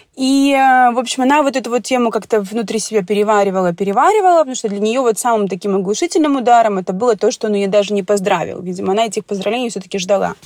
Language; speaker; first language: Russian; native; Russian